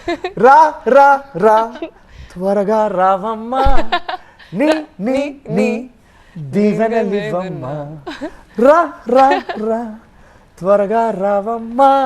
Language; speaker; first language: Telugu; native; Telugu